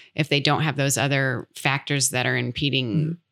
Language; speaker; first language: English; native; English